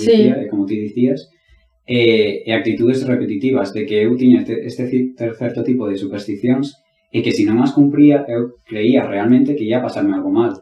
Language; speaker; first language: Galician; non-native, local second language; Spanish